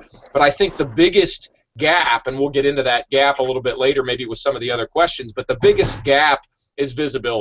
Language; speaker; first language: English; native; English